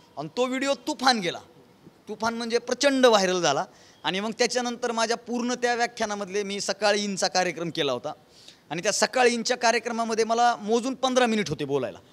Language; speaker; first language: Marathi; native; Marathi